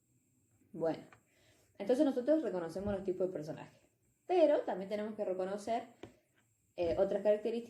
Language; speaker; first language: Spanish; native; Spanish